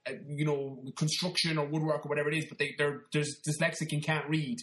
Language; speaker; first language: English; native; English